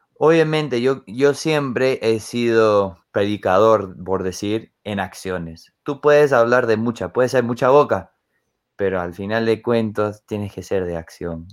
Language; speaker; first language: Spanish; non-native, fluent; English